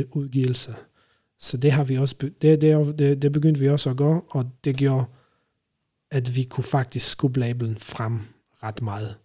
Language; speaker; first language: Danish; non-native, fluent; Polish